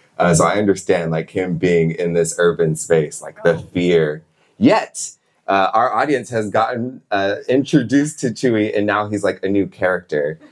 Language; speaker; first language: English; native; English